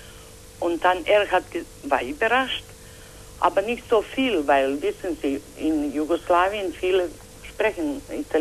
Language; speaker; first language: German; non-native, learner; Croatian